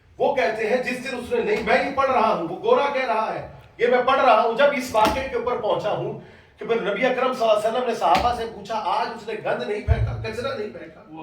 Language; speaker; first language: Urdu; native; Urdu